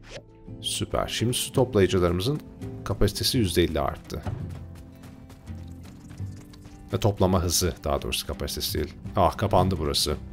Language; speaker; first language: Turkish; native; Turkish